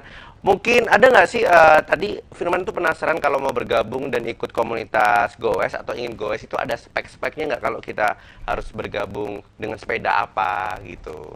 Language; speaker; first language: Indonesian; native; Indonesian